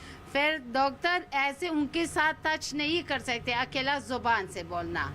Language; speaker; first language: Hindi; non-native, learner; Persian